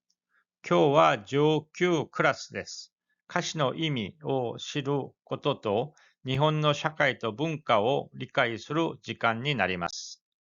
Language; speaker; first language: Japanese; non-native, fluent; Korean